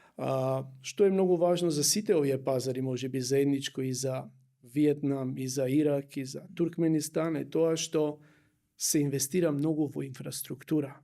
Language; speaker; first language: Macedonian; native; Macedonian